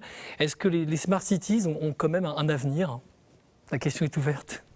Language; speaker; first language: French; native; French